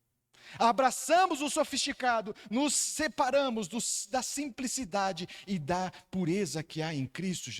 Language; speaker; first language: Portuguese; native; Portuguese